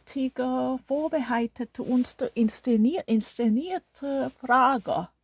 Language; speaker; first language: German; non-native, learner; Korean